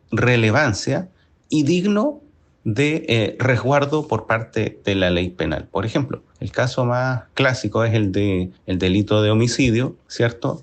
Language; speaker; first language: Spanish; native; Spanish